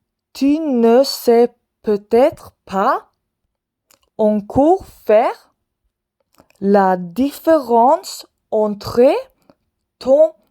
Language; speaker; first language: French; non-native, fluent; Swedish